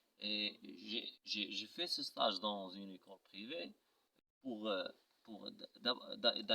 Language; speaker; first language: French; non-native, local second language; Arabic